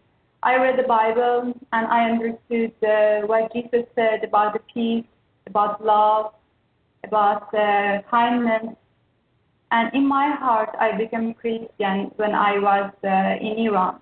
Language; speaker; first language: English; non-native, learner; Persian